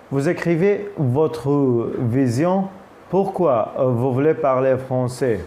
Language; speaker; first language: French; non-native, fluent; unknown